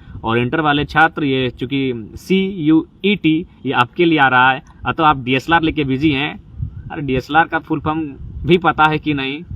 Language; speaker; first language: Hindi; non-native, local second language; Magahi